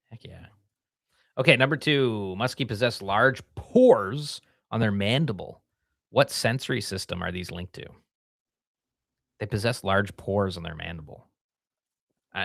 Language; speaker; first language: English; native; English